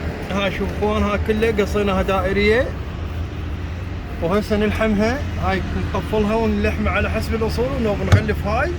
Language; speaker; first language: Arabic; native; Arabic